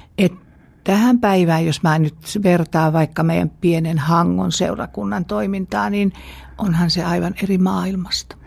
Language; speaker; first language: Finnish; native; Finnish